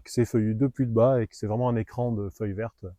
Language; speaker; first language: French; native; French